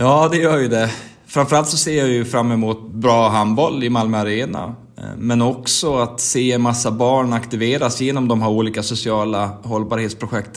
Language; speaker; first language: Swedish; native; Swedish